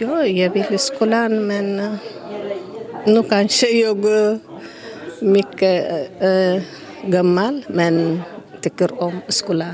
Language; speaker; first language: Swedish; non-native, learner; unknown